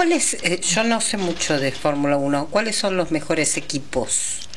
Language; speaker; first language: Spanish; native; Spanish